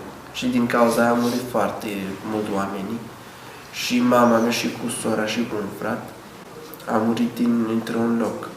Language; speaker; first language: Romanian; non-native, learner; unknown